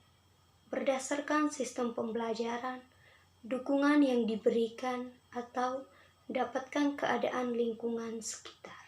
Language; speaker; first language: Indonesian; non-native, local second language; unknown